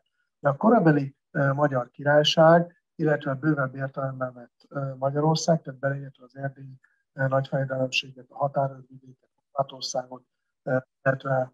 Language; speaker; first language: Hungarian; native; Hungarian